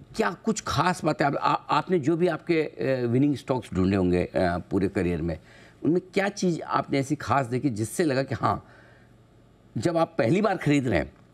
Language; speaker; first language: Hindi; native; Hindi